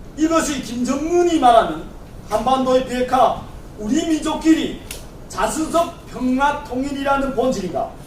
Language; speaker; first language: Korean; native; Korean